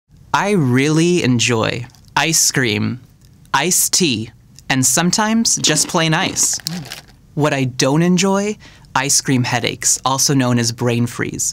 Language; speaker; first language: English; native; English